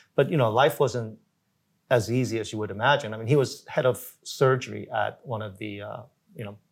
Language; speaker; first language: English; early bilingual, other home language; Korean